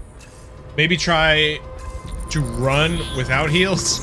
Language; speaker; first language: English; native; English